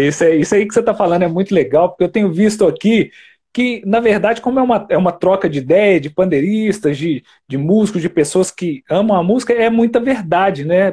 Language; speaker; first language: Portuguese; native; Portuguese